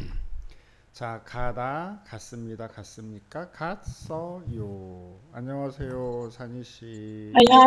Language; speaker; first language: Korean; native; Korean